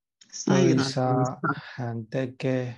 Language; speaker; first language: Finnish; non-native, learner; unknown